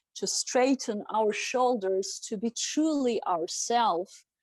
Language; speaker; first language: English; non-native, fluent; Ukrainian